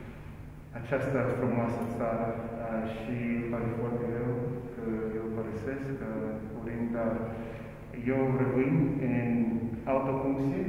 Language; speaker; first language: Romanian; non-native, learner; English